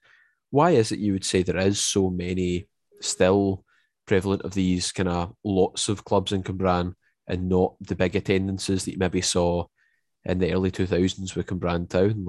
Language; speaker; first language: English; native; English